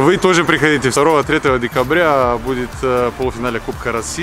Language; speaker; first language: Russian; non-native, learner; Bulgarian